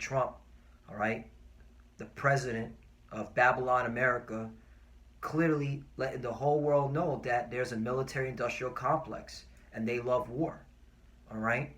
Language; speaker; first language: English; native; English